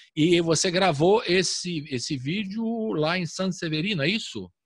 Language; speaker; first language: Portuguese; native; Portuguese